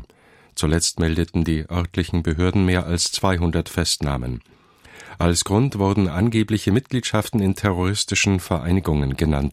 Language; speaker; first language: German; native; German